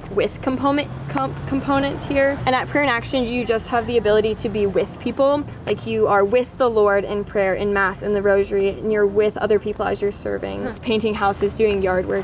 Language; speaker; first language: English; native; English